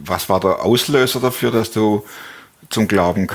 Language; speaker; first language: German; native; German